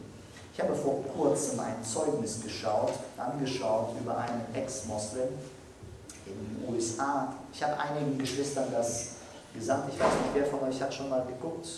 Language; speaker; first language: German; non-native, fluent; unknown